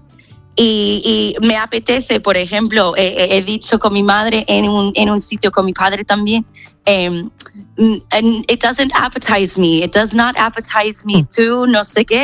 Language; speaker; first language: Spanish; non-native, fluent; English